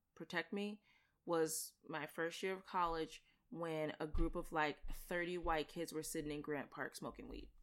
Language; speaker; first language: English; native; English